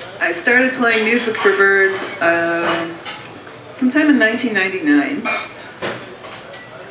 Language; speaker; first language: English; native; English